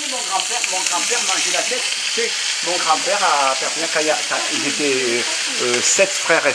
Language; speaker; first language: French; native; French